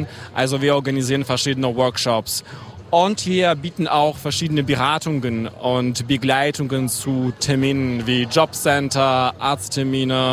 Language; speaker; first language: German; non-native, fluent; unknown